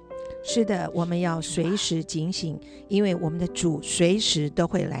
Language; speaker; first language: Chinese; native; Chinese